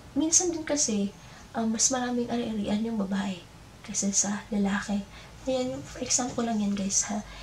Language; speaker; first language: Filipino; native; Filipino